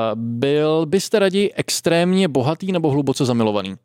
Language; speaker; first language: Czech; native; Czech